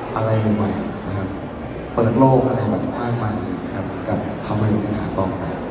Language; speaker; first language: Thai; native; Thai